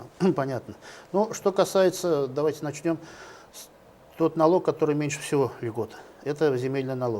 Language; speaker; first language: Russian; native; Russian